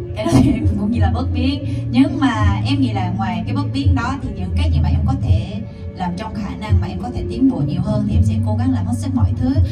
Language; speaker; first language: Vietnamese; non-native, fluent; Korean